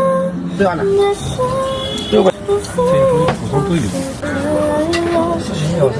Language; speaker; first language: Chinese; early bilingual, heritage; Chinese